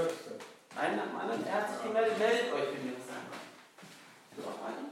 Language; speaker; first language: German; native; German